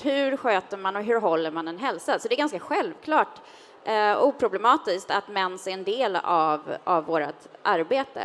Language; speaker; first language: Swedish; native; Swedish